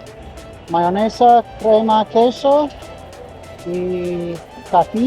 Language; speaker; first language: Spanish; non-native, learner; English